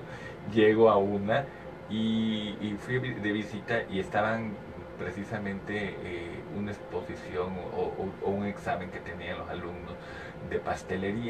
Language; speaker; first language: Spanish; native; Spanish